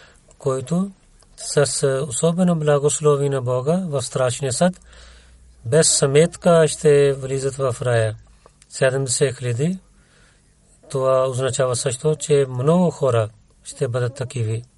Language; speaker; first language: Bulgarian; non-native, learner; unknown